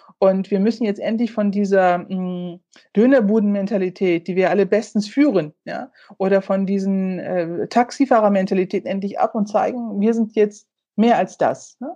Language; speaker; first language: German; early bilingual, other home language; Turkish